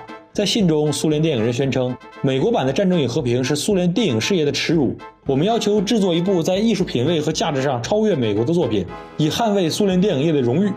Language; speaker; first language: Chinese; native; Chinese